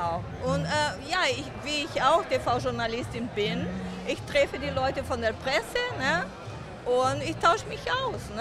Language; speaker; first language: German; non-native, fluent; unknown